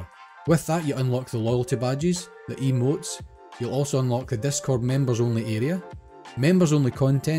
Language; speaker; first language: English; native; English